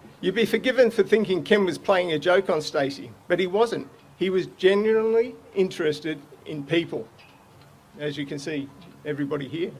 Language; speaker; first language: English; native; English